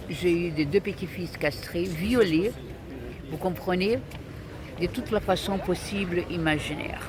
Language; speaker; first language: French; non-native, fluent; Portuguese